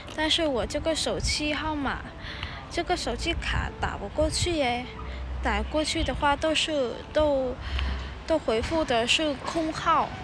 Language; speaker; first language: Chinese; non-native, fluent; Vietnamese